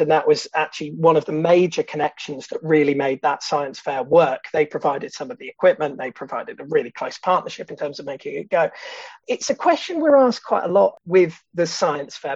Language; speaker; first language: English; native; English